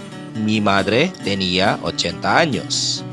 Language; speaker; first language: Spanish; non-native, fluent; Filipino